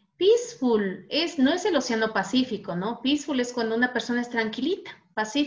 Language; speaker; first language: Spanish; native; Spanish